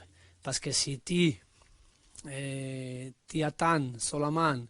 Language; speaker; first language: French; non-native, learner; Spanish